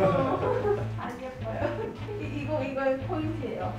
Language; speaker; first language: Korean; non-native, fluent; Persian